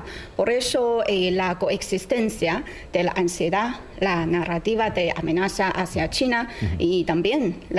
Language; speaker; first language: Spanish; non-native, fluent; Chinese